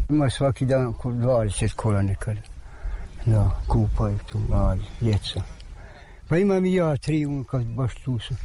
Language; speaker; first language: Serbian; non-native, local second language; Hungarian